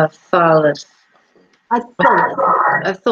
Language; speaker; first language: Arabic; non-native, learner; English